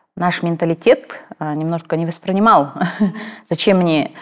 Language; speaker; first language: Russian; non-native, local second language; Kazakh